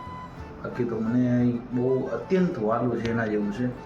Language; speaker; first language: Gujarati; native; Gujarati